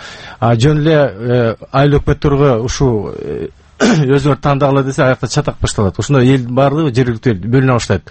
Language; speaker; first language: Kyrgyz; native; Kyrgyz